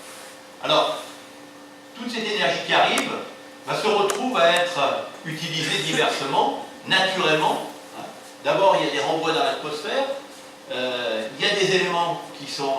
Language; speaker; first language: French; native; French